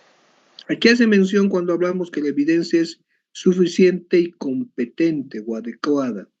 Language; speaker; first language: Spanish; native; Spanish